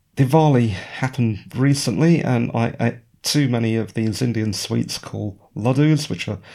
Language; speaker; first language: English; native; English